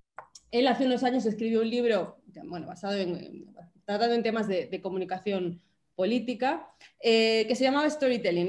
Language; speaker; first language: Spanish; native; Spanish